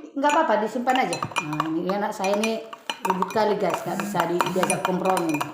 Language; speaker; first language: Indonesian; non-native, local second language; Batak Toba